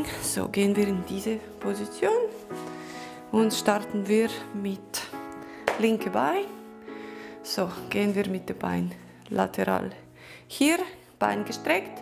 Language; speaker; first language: German; non-native, learner; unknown